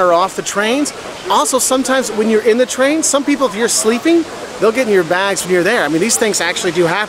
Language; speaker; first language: English; native; English